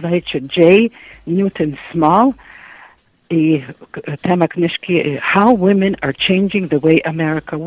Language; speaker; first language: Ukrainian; early bilingual, heritage; Ukrainian